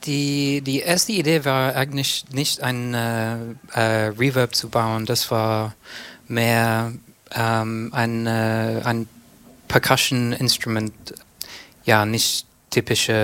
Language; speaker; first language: German; non-native, learner; English